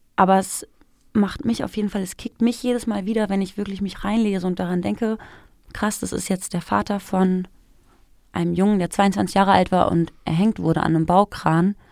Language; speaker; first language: German; early bilingual, other home language; Persian